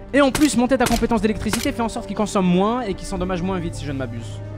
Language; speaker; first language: French; non-native, local second language; Arabic